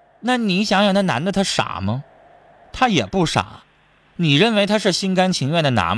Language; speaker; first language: Chinese; native; Chinese